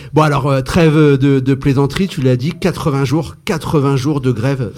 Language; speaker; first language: French; native; French